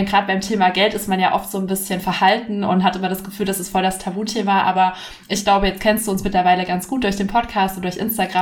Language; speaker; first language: German; native; German